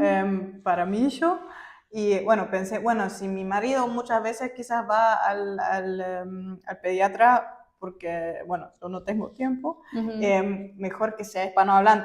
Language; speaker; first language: Spanish; non-native, fluent; German